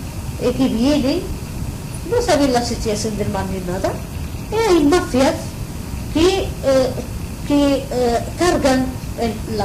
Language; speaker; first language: Spanish; non-native, learner; Arabic